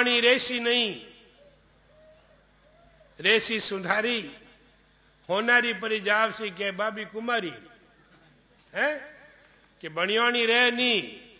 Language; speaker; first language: Hindi; non-native, local second language; Marwari